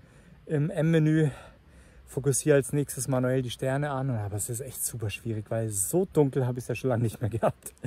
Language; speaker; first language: German; native; German